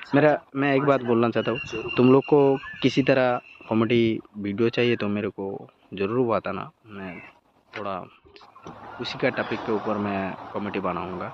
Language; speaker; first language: Hindi; non-native, local second language; Bangla